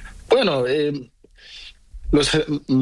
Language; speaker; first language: Spanish; non-native, learner; Portuguese